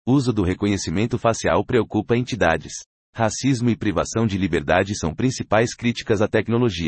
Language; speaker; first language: Portuguese; native; Portuguese